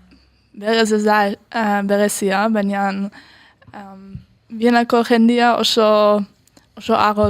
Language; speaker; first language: Basque; early bilingual, heritage; Basque